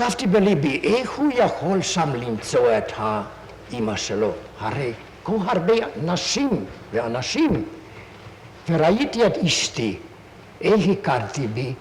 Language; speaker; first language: Hebrew; non-native, fluent; Hungarian